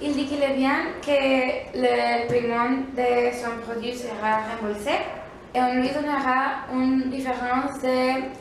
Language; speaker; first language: French; non-native, learner; Spanish